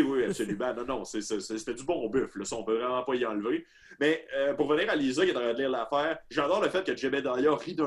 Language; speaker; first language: French; native; French